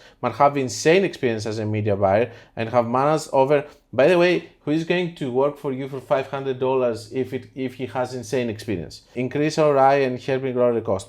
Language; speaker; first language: English; non-native, fluent; Greek